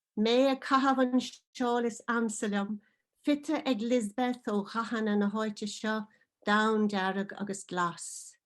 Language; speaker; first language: Irish; non-native, local second language; English